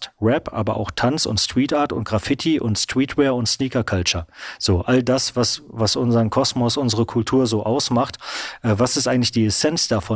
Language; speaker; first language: German; native; German